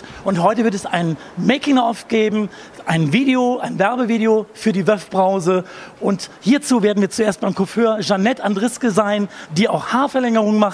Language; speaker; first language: German; native; German